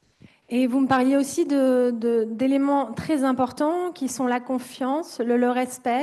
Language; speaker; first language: French; native; French